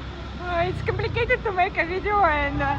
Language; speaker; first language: English; non-native, learner; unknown